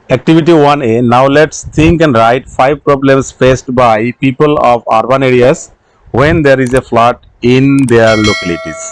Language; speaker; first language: English; non-native, local second language; Assamese